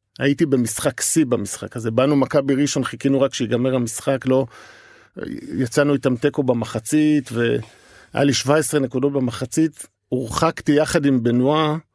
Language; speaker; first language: Hebrew; native; Hebrew